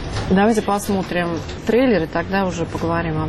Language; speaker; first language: Russian; native; Russian